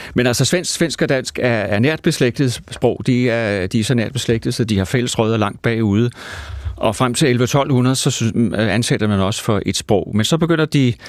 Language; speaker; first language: Danish; native; Danish